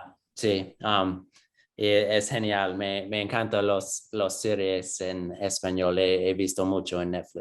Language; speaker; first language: Spanish; non-native, fluent; English